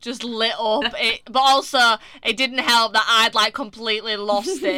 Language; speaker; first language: English; native; English